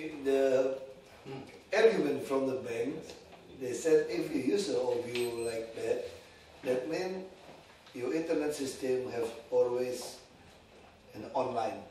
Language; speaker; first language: English; non-native, learner; Indonesian